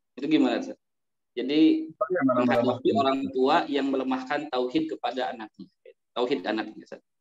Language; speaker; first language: Indonesian; native; Indonesian